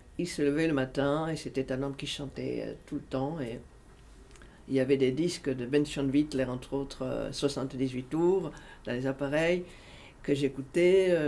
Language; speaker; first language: French; non-native, fluent; Spanish